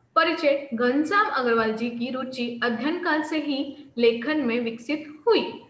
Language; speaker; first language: Hindi; non-native, local second language; Marathi